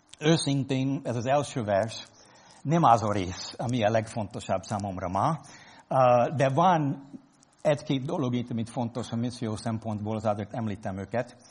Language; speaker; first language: Hungarian; non-native, fluent; English